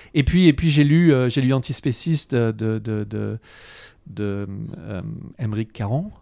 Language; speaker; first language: French; native; French